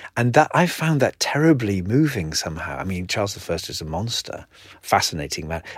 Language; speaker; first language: English; native; English